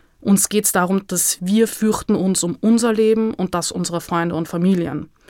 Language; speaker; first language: German; native; German